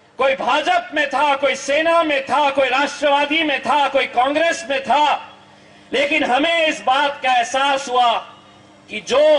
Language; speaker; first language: Urdu; native; Urdu